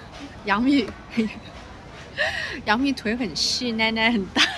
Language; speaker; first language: Chinese; non-native, local second language; Cantonese